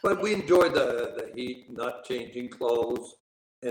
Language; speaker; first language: English; native; English